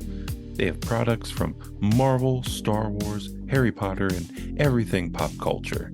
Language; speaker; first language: English; native; English